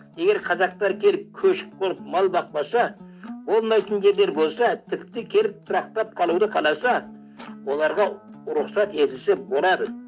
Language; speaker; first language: Kazakh; native; Kazakh